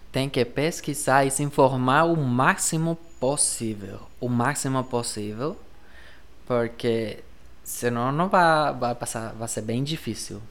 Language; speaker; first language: Portuguese; non-native, fluent; Spanish